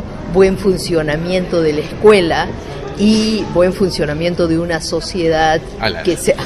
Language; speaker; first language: Spanish; native; Spanish